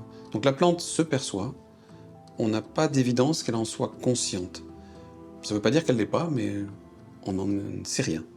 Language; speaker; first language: French; native; French